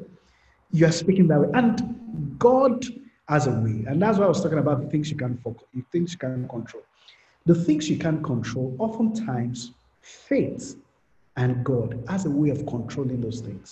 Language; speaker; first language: English; non-native, local second language; Yoruba